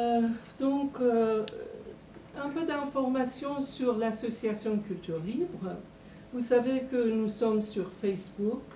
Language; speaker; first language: French; non-native, fluent; Persian